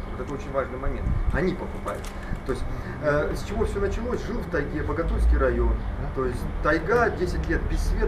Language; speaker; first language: Russian; native; Russian